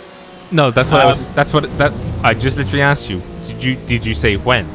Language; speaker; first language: English; native; English